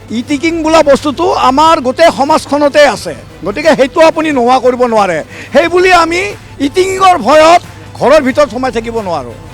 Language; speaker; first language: Assamese; native; Assamese